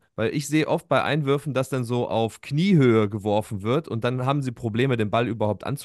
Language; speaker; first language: German; native; German